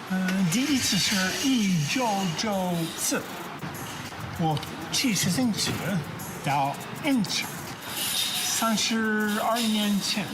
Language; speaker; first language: Chinese; non-native, learner; English